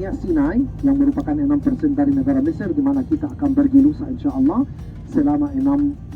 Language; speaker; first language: Indonesian; non-native, fluent; Arabic